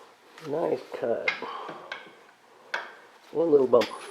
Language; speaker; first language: English; native; English